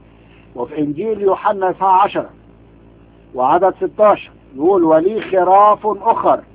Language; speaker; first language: Arabic; native; Arabic